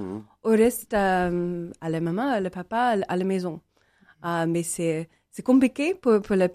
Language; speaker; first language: French; non-native, learner; English